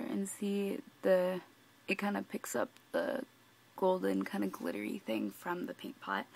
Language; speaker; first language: English; native; English